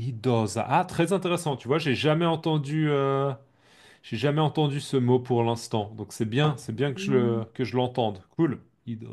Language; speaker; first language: French; native; French